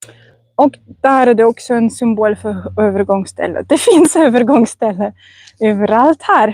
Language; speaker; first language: Swedish; non-native, fluent; Russian